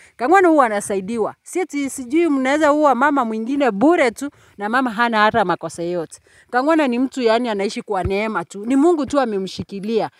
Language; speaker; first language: Swahili; non-native, local second language; Gusii